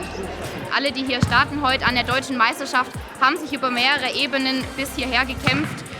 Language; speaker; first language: German; native; German